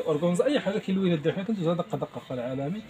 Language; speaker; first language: Arabic; native; Arabic